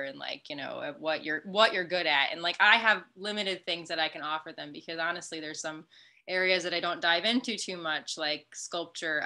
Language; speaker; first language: English; native; English